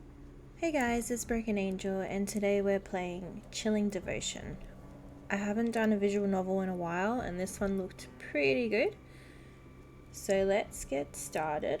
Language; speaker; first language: English; native; English